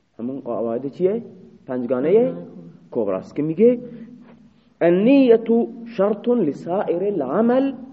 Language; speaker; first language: Persian; non-native, local second language; Baluchi